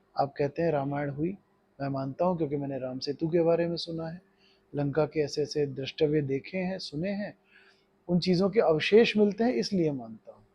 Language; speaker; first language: Hindi; native; Hindi